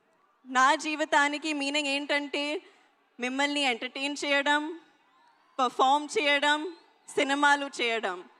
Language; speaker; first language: Telugu; non-native, learner; Hindi